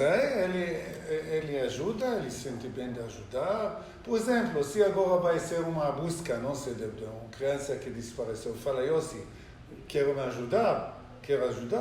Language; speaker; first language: Portuguese; non-native, learner; Hebrew